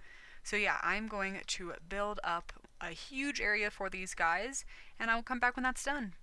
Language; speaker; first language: English; native; English